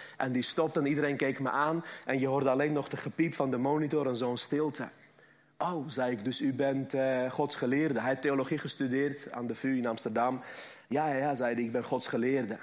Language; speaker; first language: Dutch; early bilingual, other home language; Armenian